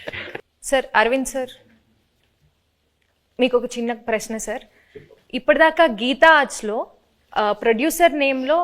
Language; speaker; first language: Telugu; native; Telugu